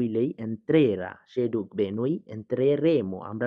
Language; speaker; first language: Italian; non-native, learner; Bangla